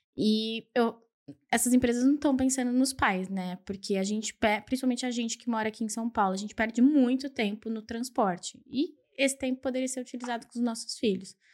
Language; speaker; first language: Portuguese; early bilingual, other home language; Spanish